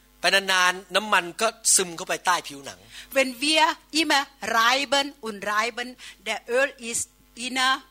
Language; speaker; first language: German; non-native, learner; Thai